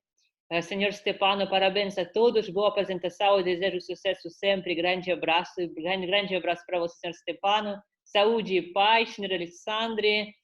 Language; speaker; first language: Portuguese; non-native, fluent; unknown